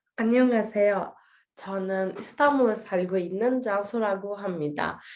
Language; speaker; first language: Korean; non-native, fluent; Turkish